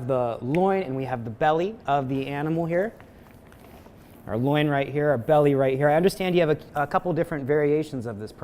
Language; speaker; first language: English; native; English